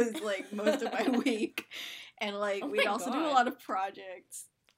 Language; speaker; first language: English; native; English